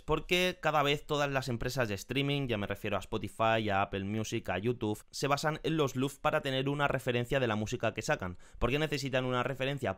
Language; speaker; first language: Spanish; native; Spanish